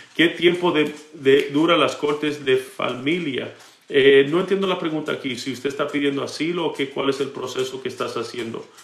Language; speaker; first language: Spanish; early bilingual, heritage; Spanish